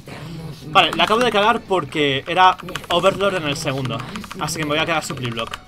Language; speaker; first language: Spanish; native; Spanish